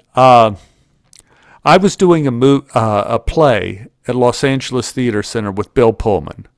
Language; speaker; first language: English; native; English